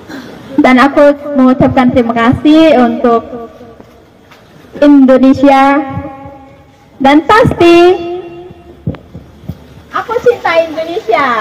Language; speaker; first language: Indonesian; non-native, fluent; Filipino